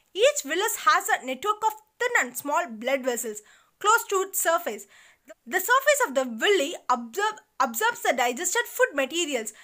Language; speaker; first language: English; non-native, local second language; Tamil